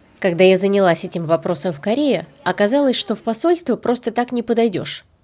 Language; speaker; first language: Russian; native; Russian